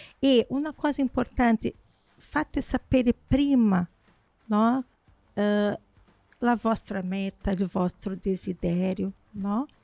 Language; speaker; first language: Italian; non-native, fluent; Portuguese